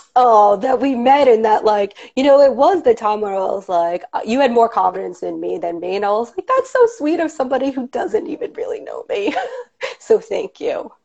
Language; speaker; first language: English; native; English